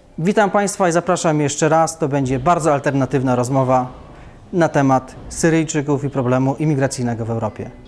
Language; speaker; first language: Polish; native; Polish